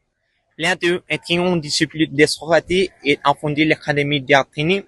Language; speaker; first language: French; non-native, learner; Spanish